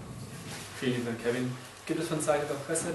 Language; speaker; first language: German; native; German